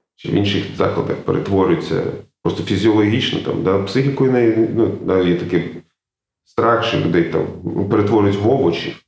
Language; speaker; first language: Ukrainian; native; Ukrainian